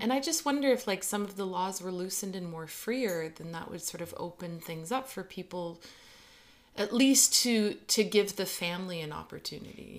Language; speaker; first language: English; native; English